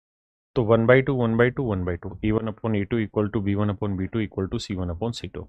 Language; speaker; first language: Hindi; native; Hindi